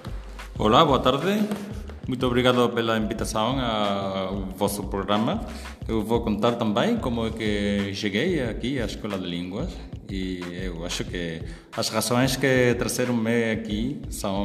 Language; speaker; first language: Portuguese; non-native, fluent; Spanish